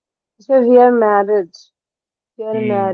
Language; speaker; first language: English; non-native, local second language; Hindi